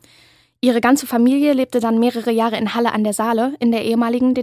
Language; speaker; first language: German; native; German